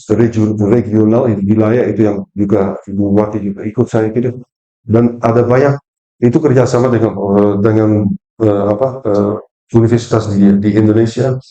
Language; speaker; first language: Indonesian; non-native, fluent; Dutch